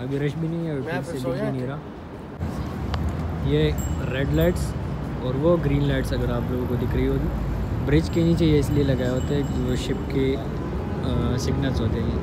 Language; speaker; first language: Urdu; native; Urdu